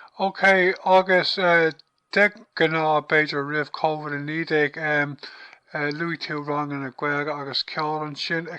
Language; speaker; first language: Irish; non-native, local second language; English